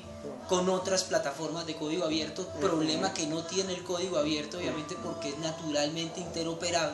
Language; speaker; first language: Spanish; native; Spanish